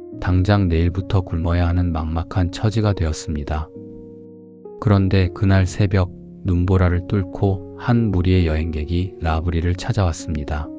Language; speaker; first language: Korean; native; Korean